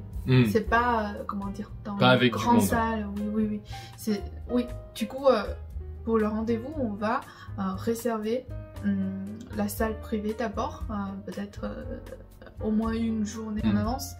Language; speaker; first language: French; non-native, fluent; Chinese